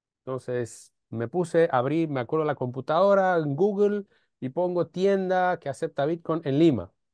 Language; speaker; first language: Spanish; non-native, fluent; Romanian